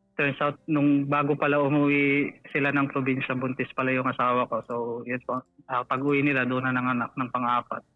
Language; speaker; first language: Filipino; native; Filipino